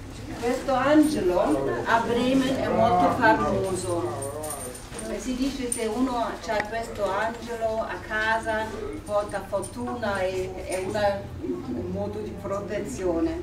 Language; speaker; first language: Italian; non-native, fluent; German